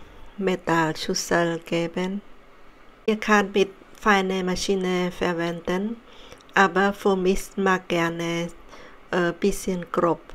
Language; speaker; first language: German; non-native, learner; Khmer